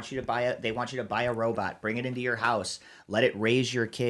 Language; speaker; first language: English; native; English